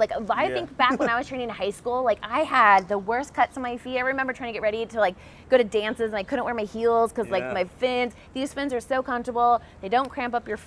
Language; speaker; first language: English; native; English